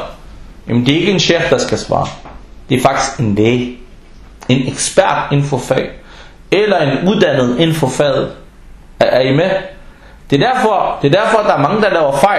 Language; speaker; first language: Danish; non-native, fluent; Arabic